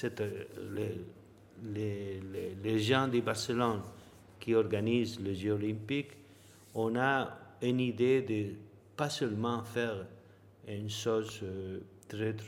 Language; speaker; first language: French; non-native, learner; Spanish